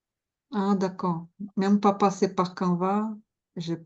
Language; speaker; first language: French; non-native, learner; Portuguese